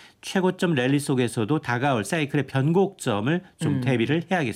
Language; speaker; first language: Korean; native; Korean